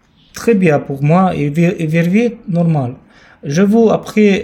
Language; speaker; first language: French; non-native, learner; Romanian